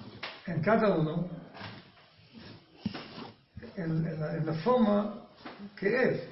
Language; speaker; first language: Spanish; non-native, learner; Hebrew